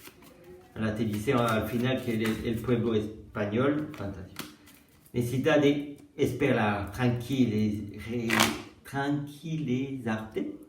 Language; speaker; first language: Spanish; non-native, learner; French